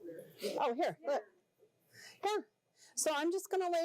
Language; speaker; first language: English; native; English